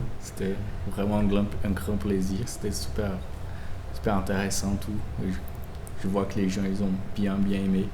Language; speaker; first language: French; non-native, fluent; Portuguese